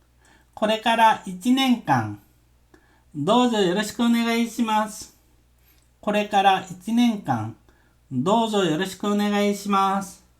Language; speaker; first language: Japanese; non-native, fluent; Korean